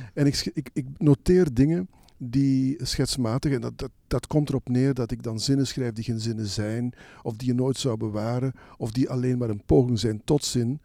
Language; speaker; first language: Dutch; native; Dutch